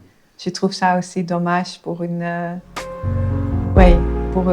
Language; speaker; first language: French; non-native, fluent; Dutch